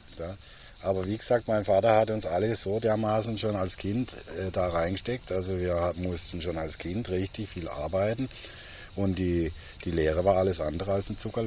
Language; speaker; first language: German; native; German